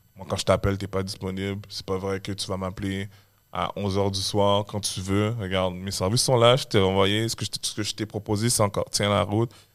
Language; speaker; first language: French; native; French